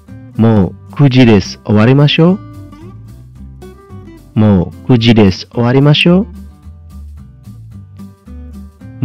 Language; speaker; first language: Japanese; non-native, fluent; Indonesian